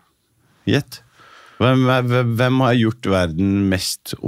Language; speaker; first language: Norwegian; native; Norwegian